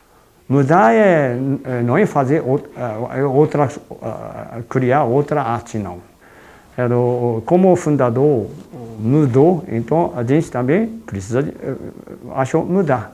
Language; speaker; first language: Portuguese; non-native, fluent; Japanese